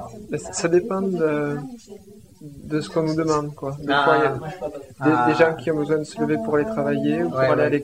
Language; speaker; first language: French; native; French